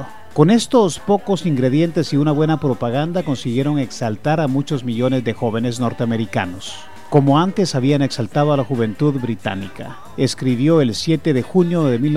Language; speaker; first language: Spanish; native; Spanish